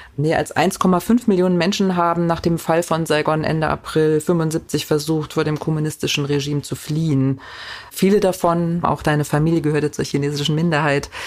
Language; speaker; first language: German; native; German